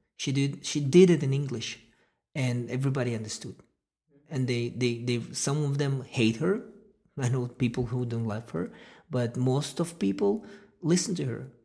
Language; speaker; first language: English; non-native, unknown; Russian